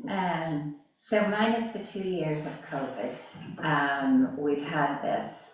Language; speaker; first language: English; native; English